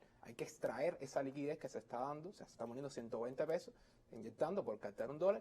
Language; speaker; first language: Spanish; native; Spanish